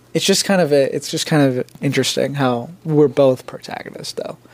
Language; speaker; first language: English; native; English